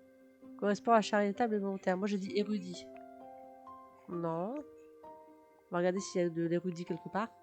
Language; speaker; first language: French; native; French